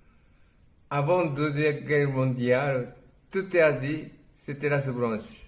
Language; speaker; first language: French; non-native, learner; Japanese